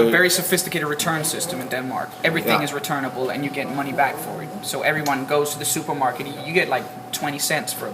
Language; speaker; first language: English; non-native, fluent; Danish